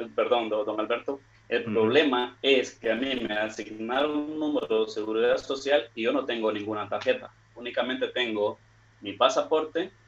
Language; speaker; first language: Spanish; native; Spanish